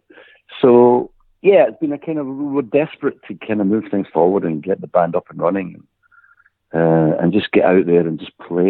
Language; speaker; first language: English; native; English